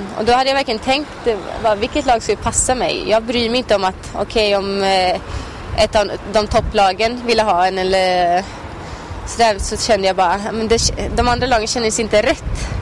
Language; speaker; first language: Swedish; early bilingual, other home language; Albanian